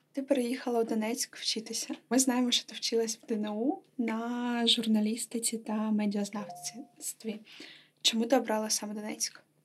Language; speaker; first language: Ukrainian; native; Ukrainian